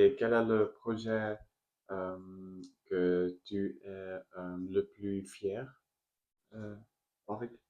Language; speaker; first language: French; non-native, learner; Spanish